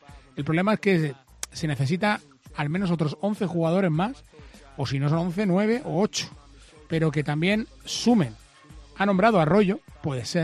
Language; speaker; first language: Spanish; native; Spanish